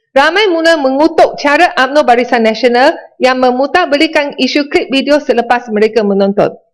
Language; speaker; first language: Malay; non-native, local second language; Chinese